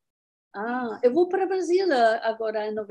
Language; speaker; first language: Portuguese; non-native, learner; Spanish